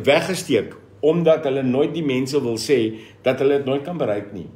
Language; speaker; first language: Afrikaans; non-native, local second language; English